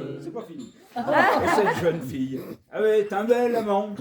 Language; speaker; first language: French; native; French